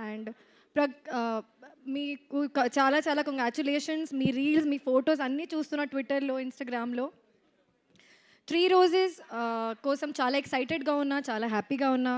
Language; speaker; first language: Telugu; non-native, fluent; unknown